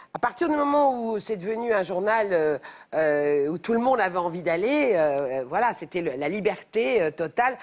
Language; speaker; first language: French; native; French